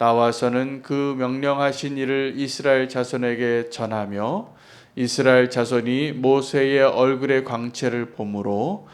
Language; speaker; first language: Korean; native; Korean